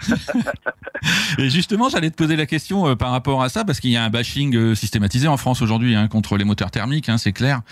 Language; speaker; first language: French; native; French